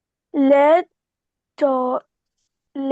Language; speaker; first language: French; non-native, learner; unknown